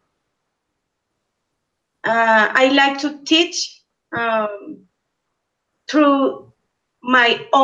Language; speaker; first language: English; non-native, learner; Spanish